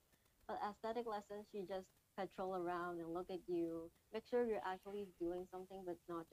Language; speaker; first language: English; non-native, local second language; Cantonese